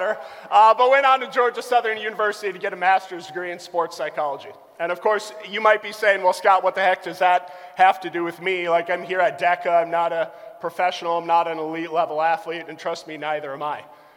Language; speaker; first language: English; native; English